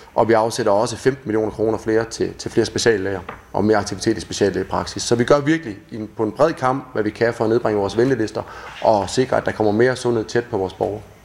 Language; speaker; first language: Danish; native; Danish